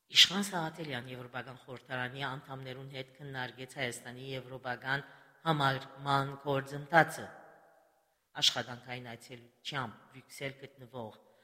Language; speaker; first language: Armenian; early bilingual, heritage; Armenian